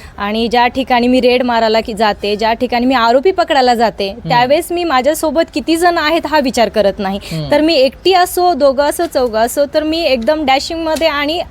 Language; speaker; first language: Marathi; native; Marathi